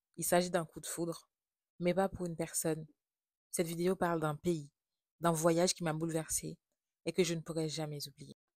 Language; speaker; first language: French; non-native, local second language; Haitian Creole